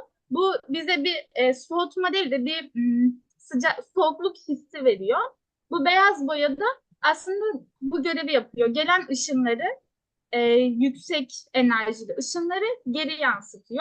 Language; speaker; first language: Turkish; native; Turkish